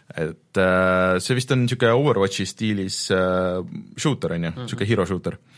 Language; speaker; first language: Estonian; native; Estonian